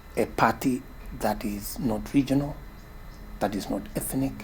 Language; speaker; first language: English; non-native, local second language; Kalenjin